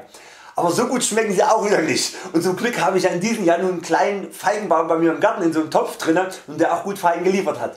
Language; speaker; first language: German; native; German